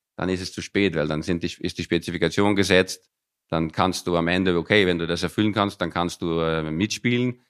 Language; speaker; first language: German; early bilingual, other home language; Dutch